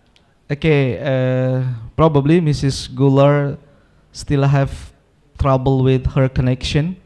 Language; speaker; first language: English; non-native, local second language; Indonesian